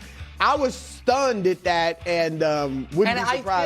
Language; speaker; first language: English; native; English